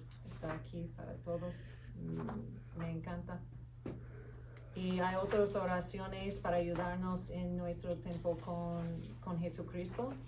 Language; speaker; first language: Spanish; non-native, fluent; English